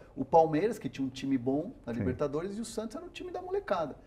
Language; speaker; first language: Portuguese; non-native, local second language; Spanish